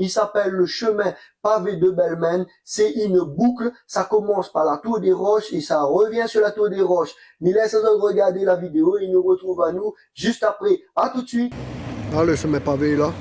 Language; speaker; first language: French; non-native, local second language; Réunion Creole French